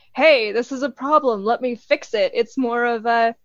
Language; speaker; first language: English; native; English